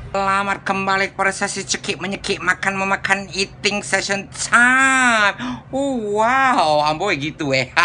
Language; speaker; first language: English; non-native, local second language; Malay